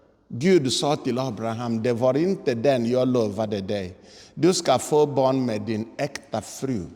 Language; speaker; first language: Swedish; non-native, fluent; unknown